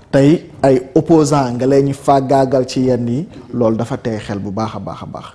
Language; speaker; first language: Wolof; native; Wolof